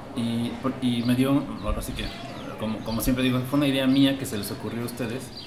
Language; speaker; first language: Spanish; native; Spanish